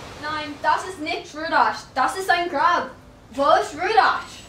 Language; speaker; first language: German; non-native, learner; English